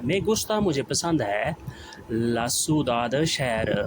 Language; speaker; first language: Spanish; non-native, learner; Urdu